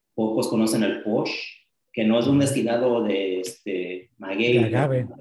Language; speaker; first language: Spanish; early bilingual, heritage; Spanish